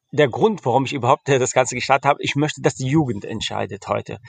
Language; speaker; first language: German; early bilingual, heritage; Arabic